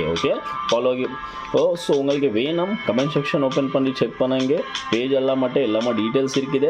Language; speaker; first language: Tamil; non-native, learner; Kannada